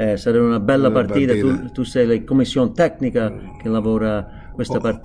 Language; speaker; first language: Italian; non-native, fluent; English